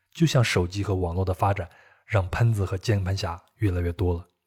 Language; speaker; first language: Chinese; native; Chinese